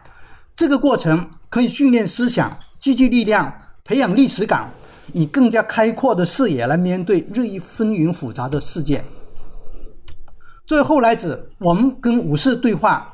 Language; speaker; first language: Chinese; native; Chinese